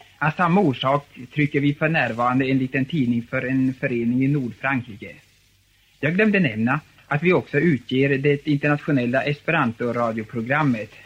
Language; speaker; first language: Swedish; native; Swedish